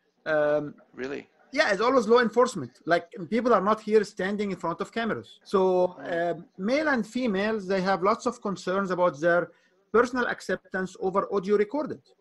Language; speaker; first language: English; non-native, fluent; Arabic